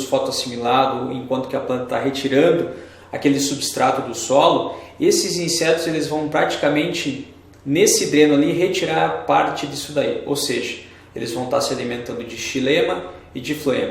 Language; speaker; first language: Portuguese; native; Portuguese